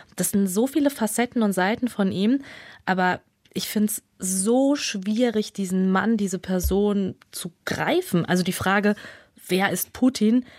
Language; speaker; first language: German; early bilingual, other home language; Russian